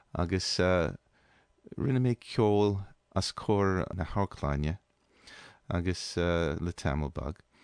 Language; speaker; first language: Irish; non-native, fluent; English